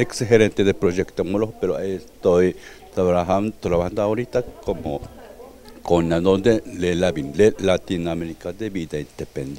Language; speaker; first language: Spanish; non-native, learner; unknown